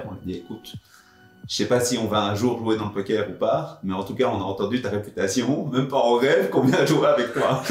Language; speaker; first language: French; native; French